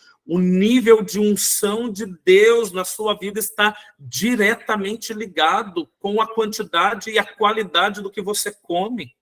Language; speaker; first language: Portuguese; native; Portuguese